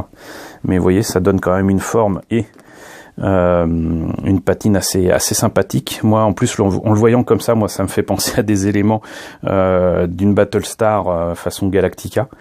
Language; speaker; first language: French; native; French